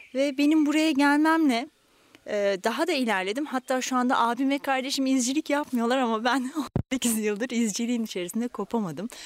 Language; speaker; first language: Turkish; native; Turkish